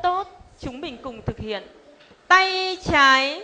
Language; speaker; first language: Vietnamese; native; Vietnamese